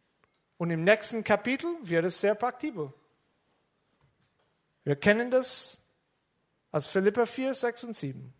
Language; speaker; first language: German; non-native, fluent; English